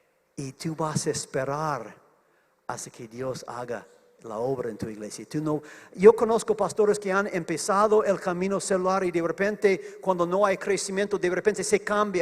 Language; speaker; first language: Spanish; non-native, fluent; English